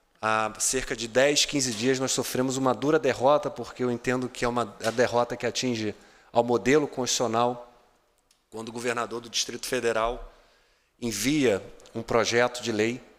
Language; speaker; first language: Portuguese; native; Portuguese